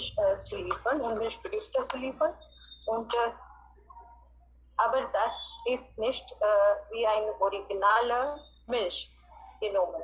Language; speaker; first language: German; non-native, learner; Hindi